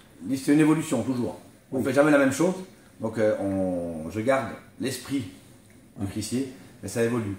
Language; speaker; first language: French; native; French